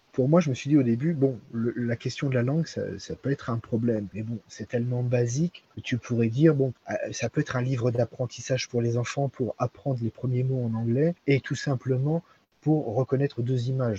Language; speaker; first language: French; native; French